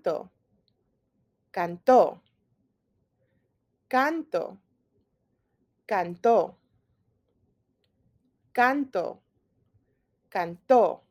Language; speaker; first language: Spanish; non-native, fluent; English